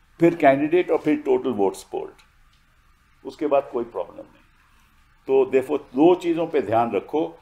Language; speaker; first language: Hindi; native; Hindi